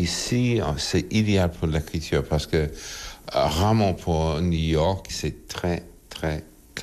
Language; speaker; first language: French; non-native, fluent; English